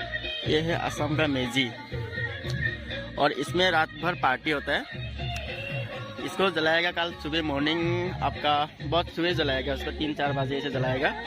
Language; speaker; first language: Hindi; non-native, local second language; Assamese